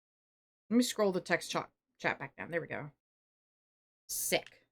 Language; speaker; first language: English; native; English